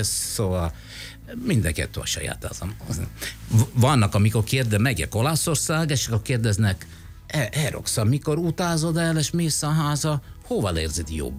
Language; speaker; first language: Hungarian; non-native, learner; Italian